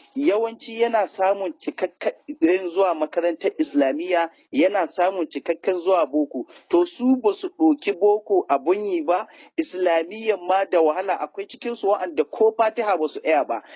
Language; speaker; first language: Hausa; native; Hausa